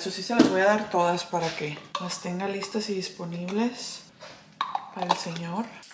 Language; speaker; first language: Spanish; early bilingual, other home language; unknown